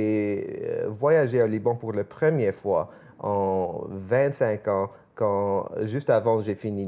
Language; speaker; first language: French; non-native, fluent; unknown